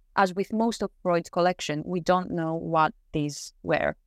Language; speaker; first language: English; non-native, fluent; Greek